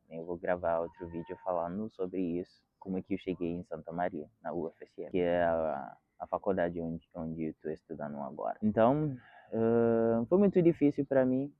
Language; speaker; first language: Portuguese; non-native, fluent; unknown